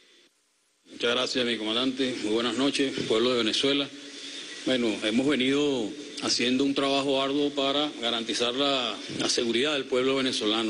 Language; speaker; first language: Spanish; native; Spanish